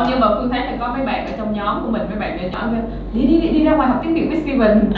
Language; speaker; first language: Vietnamese; native; Vietnamese